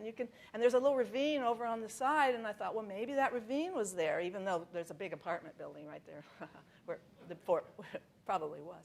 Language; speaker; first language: English; native; English